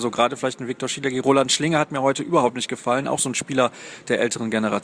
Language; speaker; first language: German; native; German